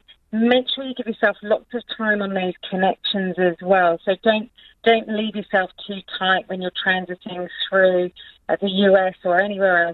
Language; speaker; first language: English; native; English